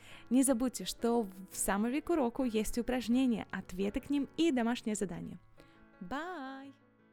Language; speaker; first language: Russian; native; Russian